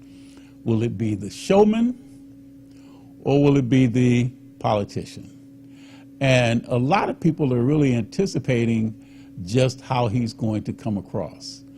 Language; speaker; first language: English; native; English